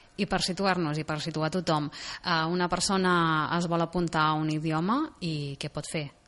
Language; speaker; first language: Catalan; native; Catalan